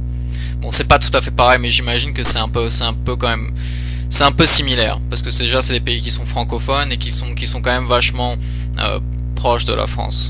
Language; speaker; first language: French; early bilingual, other home language; Portuguese